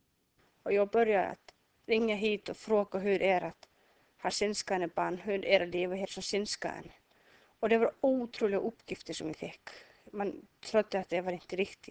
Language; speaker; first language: Swedish; non-native, learner; Icelandic